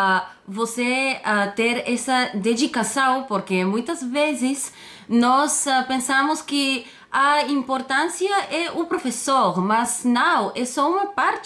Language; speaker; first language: Portuguese; non-native, fluent; Bulgarian